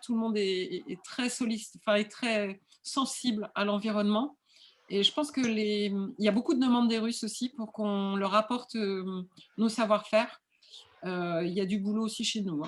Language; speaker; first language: French; native; French